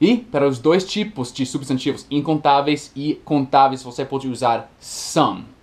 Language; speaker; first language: Portuguese; non-native, fluent; English